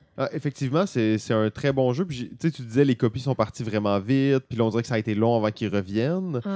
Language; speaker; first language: French; native; French